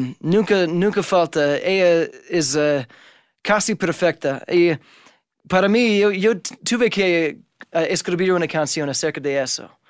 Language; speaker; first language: Spanish; non-native, fluent; English